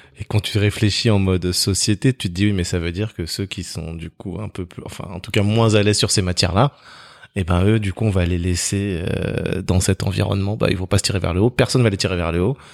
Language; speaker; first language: French; native; French